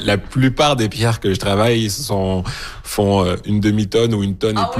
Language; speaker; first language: French; native; French